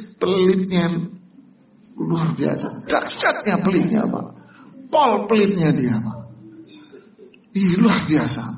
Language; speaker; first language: Indonesian; native; Indonesian